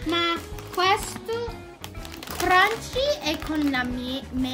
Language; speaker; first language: Italian; non-native, learner; English